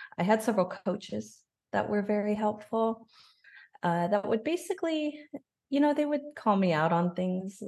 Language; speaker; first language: English; native; English